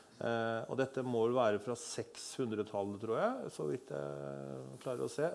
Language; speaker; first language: Norwegian; native; Norwegian